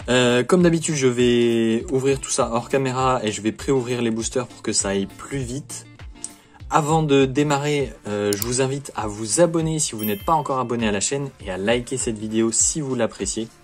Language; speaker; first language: French; native; French